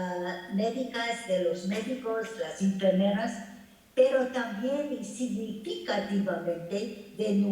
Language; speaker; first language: Spanish; non-native, fluent; English